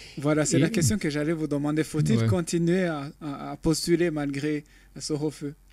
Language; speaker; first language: French; non-native, local second language; Rundi